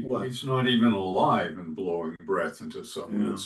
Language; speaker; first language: English; native; English